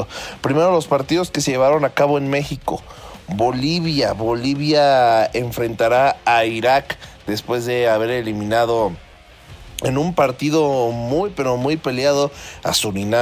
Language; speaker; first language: Spanish; native; Spanish